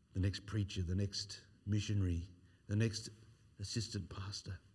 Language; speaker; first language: English; native; English